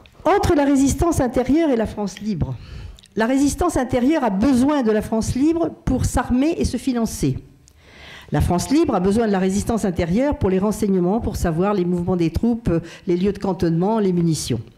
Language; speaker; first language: French; native; French